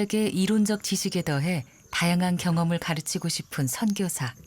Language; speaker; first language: Korean; native; Korean